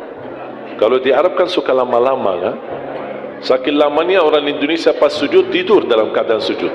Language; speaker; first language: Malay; non-native, fluent; Arabic